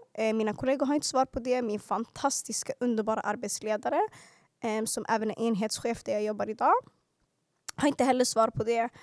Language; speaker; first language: Swedish; early bilingual, other home language; Arabic